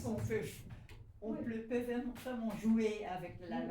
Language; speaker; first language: French; non-native, fluent; Dutch